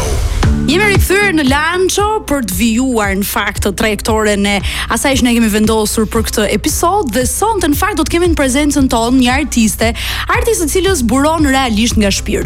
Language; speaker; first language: Albanian; native; Albanian